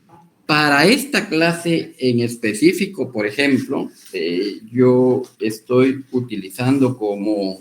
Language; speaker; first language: Spanish; native; Spanish